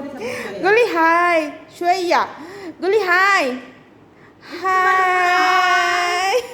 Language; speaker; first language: Arabic; non-native, learner; Filipino